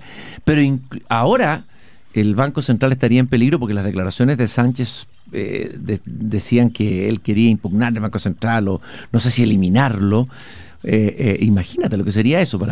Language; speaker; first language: Spanish; native; Spanish